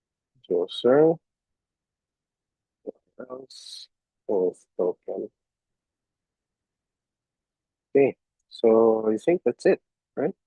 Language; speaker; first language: English; non-native, local second language; Cebuano